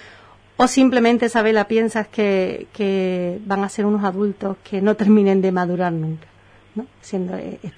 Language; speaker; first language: Spanish; native; Spanish